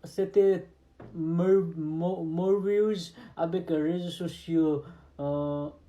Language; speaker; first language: French; non-native, learner; Nepali